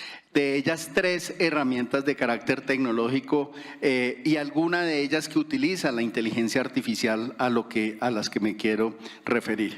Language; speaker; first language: Spanish; native; Spanish